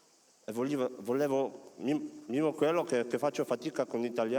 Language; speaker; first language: Italian; non-native, learner; Polish